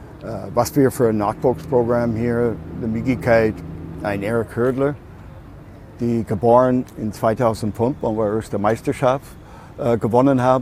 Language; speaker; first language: German; non-native, learner; English